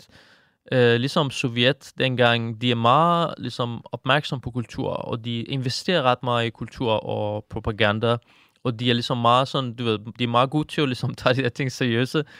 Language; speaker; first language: Danish; non-native, fluent; Persian